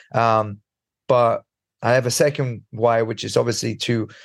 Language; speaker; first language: English; early bilingual, other home language; Swedish